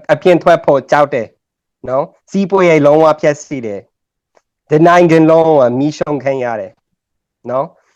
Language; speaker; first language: Burmese; non-native, learner; English